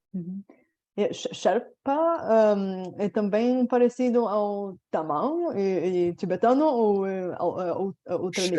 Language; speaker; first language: Portuguese; non-native, fluent; Bulgarian